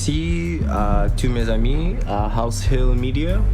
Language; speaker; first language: French; non-native, learner; English